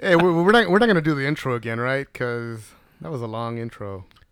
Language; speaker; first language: English; early bilingual, other home language; Spanish